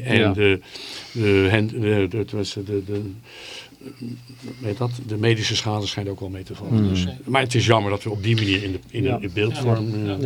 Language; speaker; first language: Dutch; native; Dutch